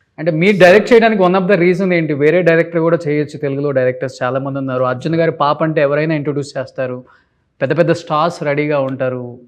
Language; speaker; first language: Telugu; native; Telugu